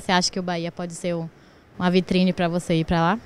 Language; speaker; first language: Portuguese; native; Portuguese